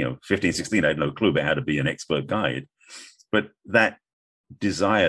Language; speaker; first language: English; native; English